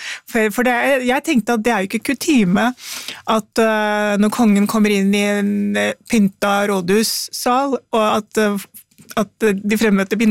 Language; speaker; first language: Norwegian; early bilingual, other home language; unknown